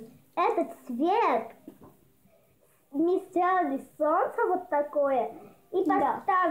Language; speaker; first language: Russian; early bilingual, heritage; Russian